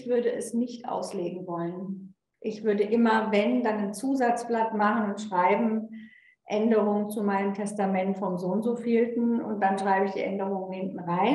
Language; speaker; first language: German; native; German